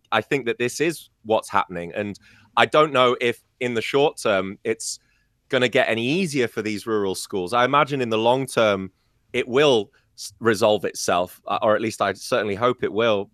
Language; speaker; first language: English; native; English